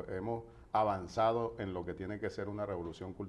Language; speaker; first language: Spanish; native; Spanish